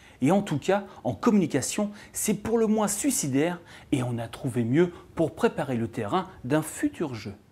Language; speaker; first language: French; native; French